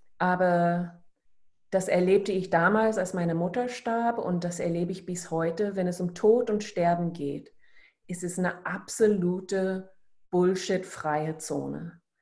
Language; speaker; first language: German; non-native, fluent; English